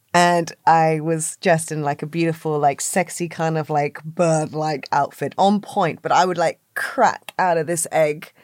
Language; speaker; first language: English; native; English